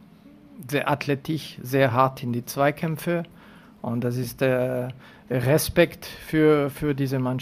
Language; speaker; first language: German; non-native, local second language; French